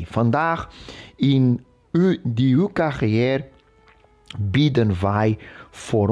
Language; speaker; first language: Dutch; non-native, fluent; Portuguese